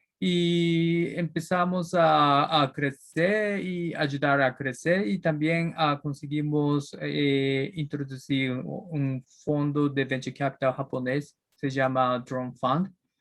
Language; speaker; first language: Spanish; non-native, learner; Japanese